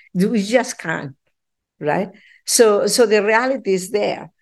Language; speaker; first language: English; non-native, fluent; Spanish